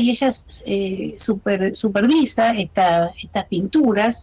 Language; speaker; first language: Spanish; native; Spanish